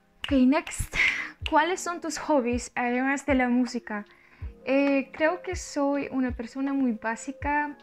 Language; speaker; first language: Spanish; non-native, learner; Russian